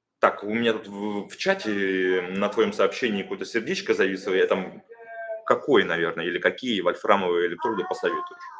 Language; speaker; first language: Russian; native; Russian